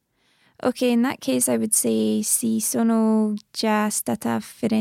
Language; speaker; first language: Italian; non-native, learner; English